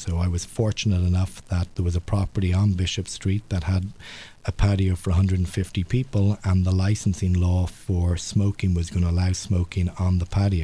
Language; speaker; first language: English; native; English